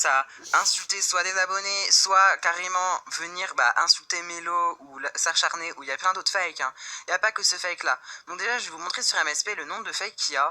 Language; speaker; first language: French; native; French